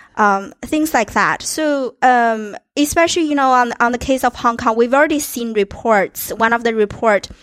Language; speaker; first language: English; non-native, fluent; Chinese